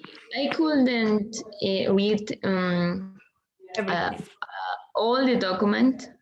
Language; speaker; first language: English; non-native, learner; Spanish